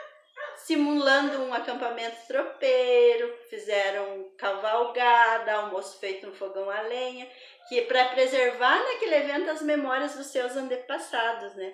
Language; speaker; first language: Portuguese; native; Portuguese